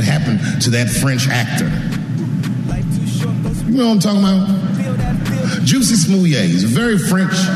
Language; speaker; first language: English; early bilingual, other home language; Greek